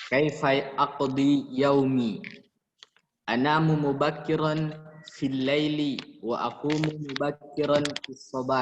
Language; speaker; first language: Arabic; non-native, learner; Indonesian